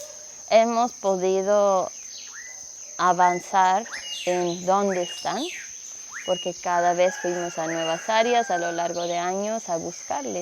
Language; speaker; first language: Spanish; non-native, fluent; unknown